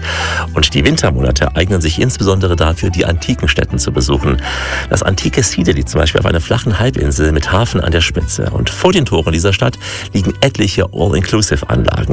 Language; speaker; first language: German; native; German